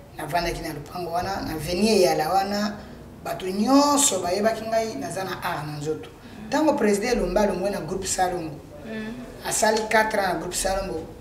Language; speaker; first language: Lingala; native; Lingala